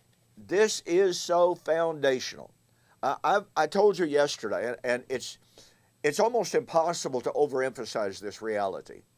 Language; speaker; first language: English; native; English